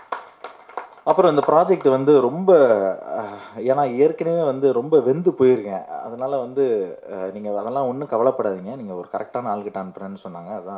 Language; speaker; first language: Tamil; native; Tamil